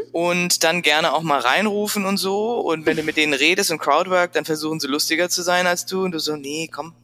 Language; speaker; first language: German; native; German